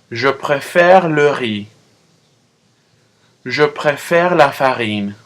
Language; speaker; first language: French; non-native, fluent; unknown